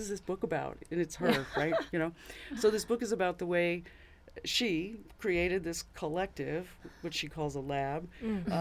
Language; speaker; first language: English; native; English